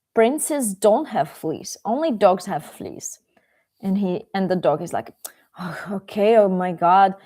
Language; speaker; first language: English; non-native, fluent; Czech